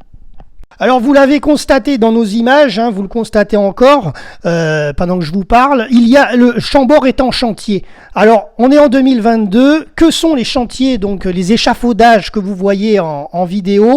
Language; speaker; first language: French; native; French